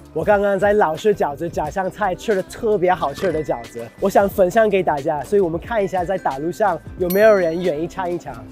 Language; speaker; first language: Chinese; non-native, fluent; English